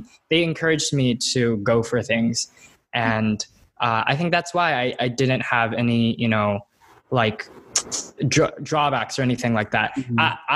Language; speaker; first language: English; native; English